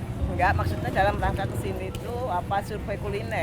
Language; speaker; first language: Indonesian; native; Indonesian